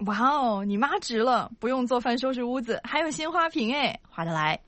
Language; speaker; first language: Chinese; native; Chinese